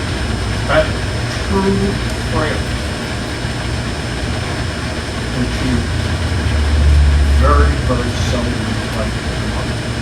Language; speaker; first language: English; native; English